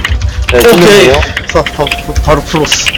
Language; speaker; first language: Korean; native; Korean